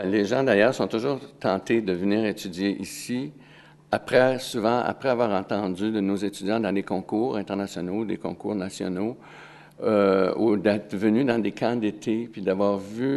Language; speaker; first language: French; native; French